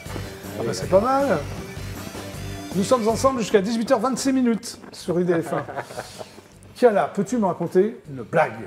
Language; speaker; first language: French; native; French